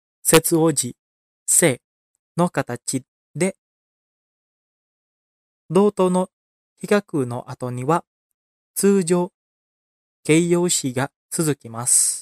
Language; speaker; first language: Japanese; non-native, fluent; Indonesian